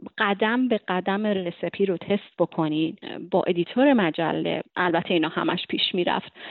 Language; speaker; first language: Persian; native; Persian